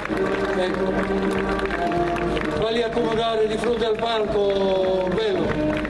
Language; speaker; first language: Italian; native; Italian